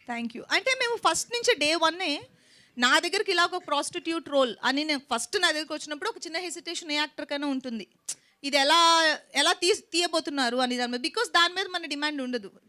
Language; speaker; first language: Telugu; native; Telugu